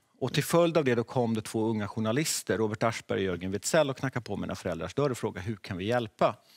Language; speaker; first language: Swedish; early bilingual, other home language; Czech